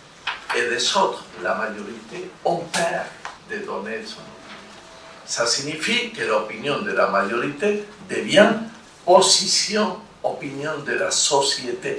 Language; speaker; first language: French; non-native, fluent; Spanish